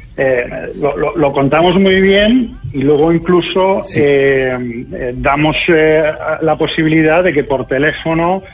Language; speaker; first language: Spanish; native; Spanish